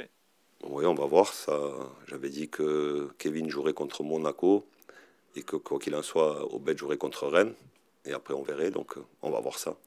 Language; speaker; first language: French; native; French